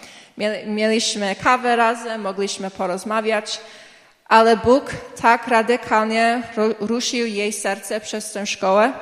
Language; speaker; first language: Polish; early bilingual, heritage; English